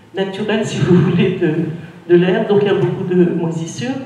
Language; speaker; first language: French; native; French